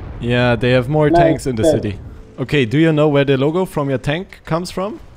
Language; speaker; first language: English; non-native, learner; German